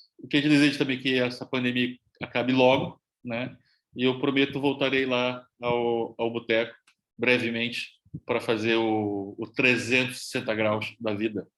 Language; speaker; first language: Portuguese; native; Portuguese